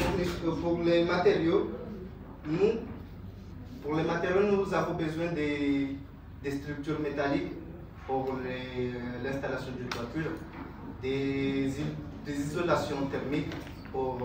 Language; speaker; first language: French; non-native, local second language; Ngazidja Comorian